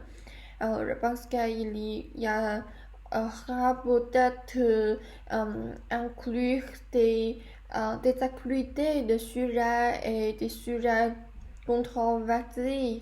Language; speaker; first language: French; non-native, learner; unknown